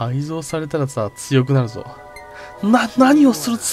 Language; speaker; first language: Japanese; native; Japanese